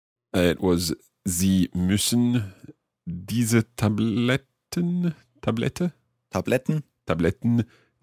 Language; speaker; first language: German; non-native, learner; English